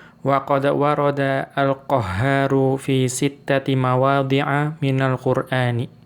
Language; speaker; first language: Arabic; non-native, fluent; Indonesian